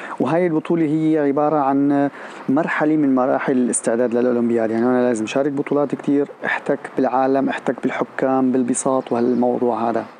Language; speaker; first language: Arabic; native; Arabic